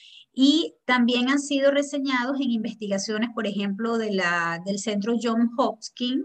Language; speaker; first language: Spanish; native; Spanish